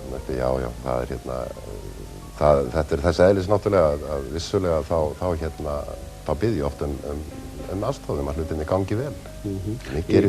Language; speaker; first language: Icelandic; native; Icelandic